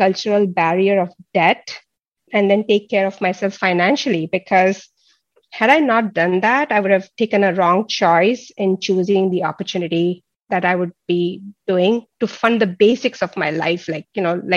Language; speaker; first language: English; non-native, local second language; Hindi